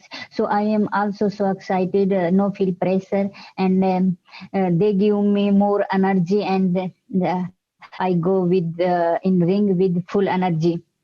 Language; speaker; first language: English; non-native, learner; Hindi